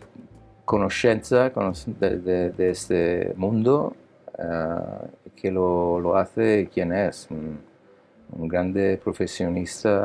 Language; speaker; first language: Spanish; non-native, learner; Italian